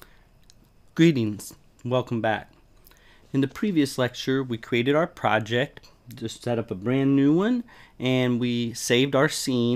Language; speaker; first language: English; native; English